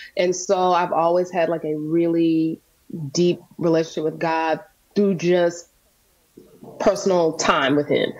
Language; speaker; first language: English; native; English